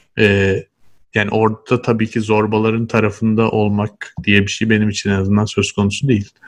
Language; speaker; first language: Turkish; native; Turkish